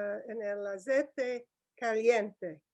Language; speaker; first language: Spanish; non-native, learner; English